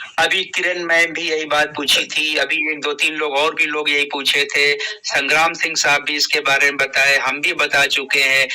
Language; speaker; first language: Hindi; native; Hindi